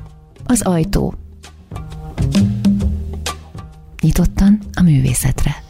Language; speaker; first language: Hungarian; native; Hungarian